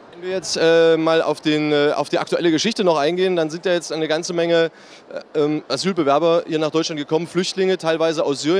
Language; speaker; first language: German; native; German